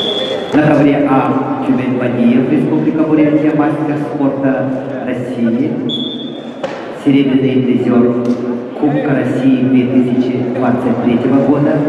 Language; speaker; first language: Russian; native; Russian